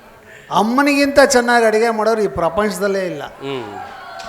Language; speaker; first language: Kannada; native; Kannada